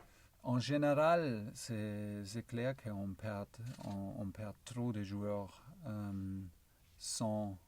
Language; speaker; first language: French; non-native, learner; German